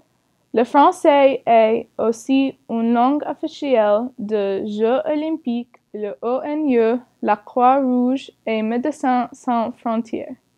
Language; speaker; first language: French; non-native, learner; English